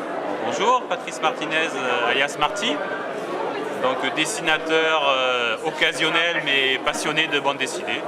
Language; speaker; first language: French; native; French